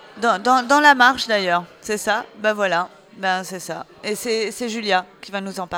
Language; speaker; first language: French; native; French